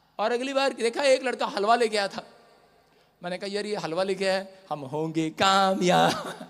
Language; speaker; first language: Hindi; non-native, local second language; Punjabi